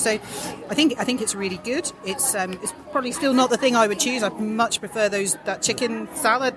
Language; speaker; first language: English; native; English